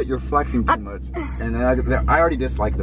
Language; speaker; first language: English; native; English